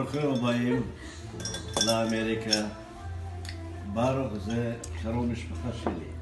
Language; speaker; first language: Hebrew; non-native, fluent; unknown